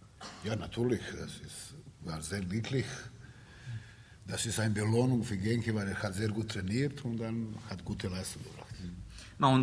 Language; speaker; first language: German; non-native, learner; Serbian